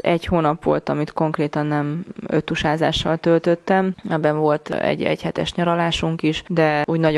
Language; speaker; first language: Hungarian; native; Hungarian